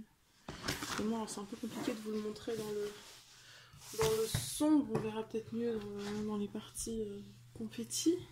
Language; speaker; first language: French; native; French